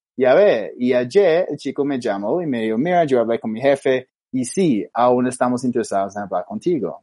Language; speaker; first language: Spanish; non-native, fluent; English